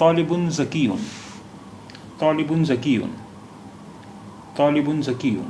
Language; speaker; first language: Arabic; non-native, fluent; Urdu